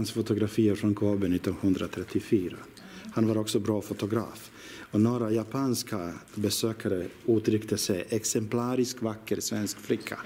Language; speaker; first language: Swedish; non-native, learner; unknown